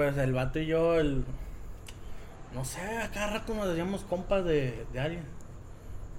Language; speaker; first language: Spanish; native; Spanish